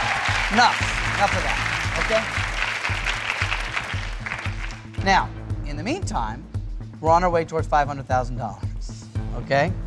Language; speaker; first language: English; native; English